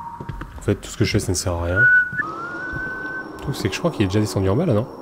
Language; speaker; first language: French; native; French